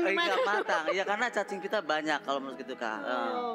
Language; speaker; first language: Indonesian; native; Indonesian